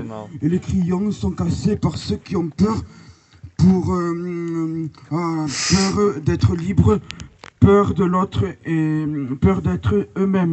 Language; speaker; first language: French; native; French